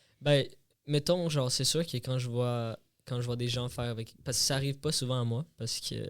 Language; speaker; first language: French; early bilingual, other home language; Portuguese